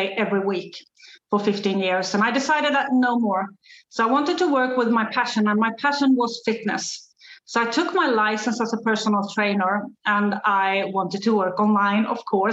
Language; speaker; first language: English; non-native, fluent; Swedish